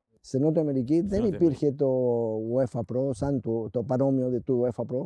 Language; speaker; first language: Greek; non-native, fluent; Spanish